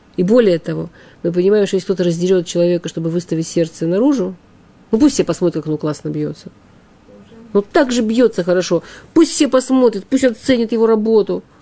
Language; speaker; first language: Russian; early bilingual, heritage; Russian